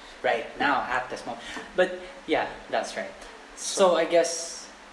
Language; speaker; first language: English; non-native, local second language; Filipino